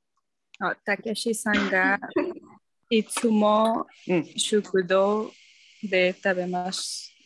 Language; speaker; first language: Japanese; non-native, learner; Spanish